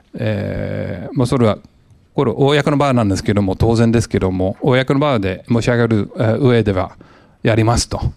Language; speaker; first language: Japanese; non-native, fluent; English